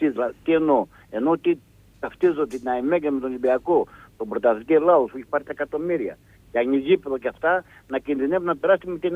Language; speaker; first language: Greek; native; Greek